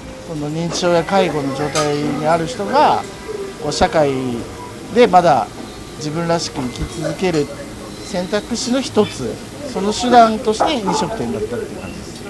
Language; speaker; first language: Japanese; native; Japanese